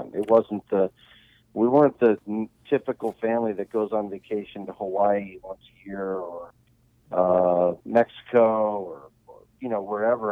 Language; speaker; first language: English; native; English